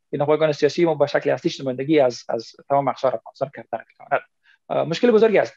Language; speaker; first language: Persian; non-native, local second language; Pashto